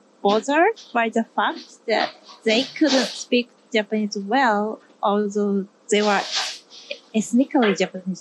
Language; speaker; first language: English; non-native, learner; Japanese